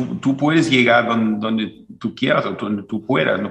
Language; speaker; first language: Spanish; non-native, fluent; German